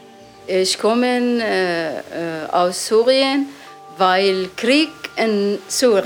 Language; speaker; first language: German; non-native, learner; Arabic